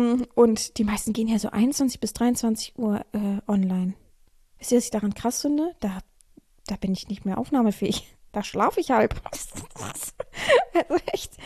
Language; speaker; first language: German; native; German